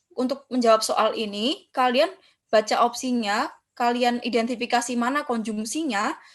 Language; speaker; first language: Indonesian; non-native, local second language; Javanese